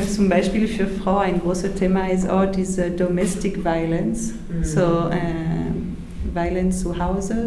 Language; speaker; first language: German; non-native, learner; French